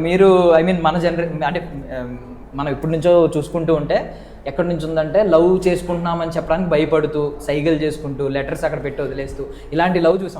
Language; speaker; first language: Telugu; native; Telugu